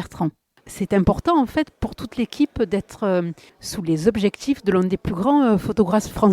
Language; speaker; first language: French; native; French